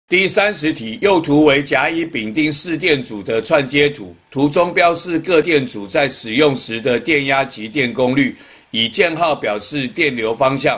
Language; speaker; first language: Chinese; native; Chinese